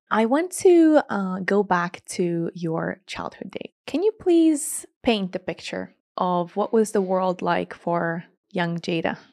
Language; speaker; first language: English; non-native, fluent; Latvian